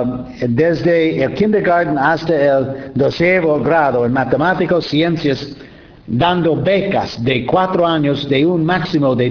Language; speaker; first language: Spanish; non-native, fluent; English